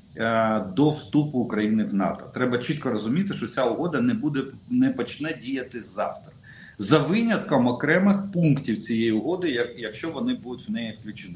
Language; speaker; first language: Ukrainian; non-native, local second language; Russian